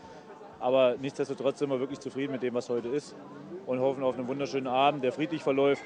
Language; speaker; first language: German; native; German